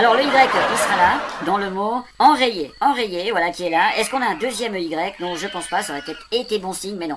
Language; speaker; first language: French; native; French